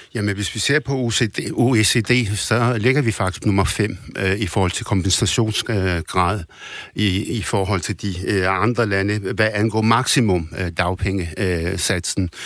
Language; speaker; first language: Danish; early bilingual, other home language; Arabic